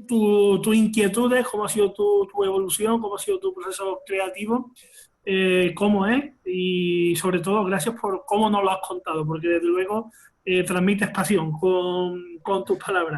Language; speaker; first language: Spanish; native; Spanish